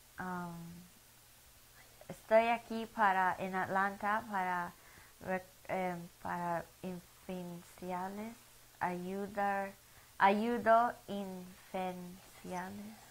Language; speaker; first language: Spanish; early bilingual, heritage; Spanish